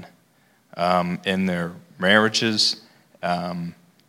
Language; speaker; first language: English; native; English